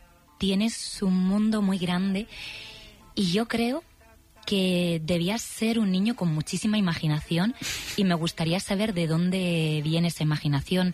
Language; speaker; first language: Spanish; native; Spanish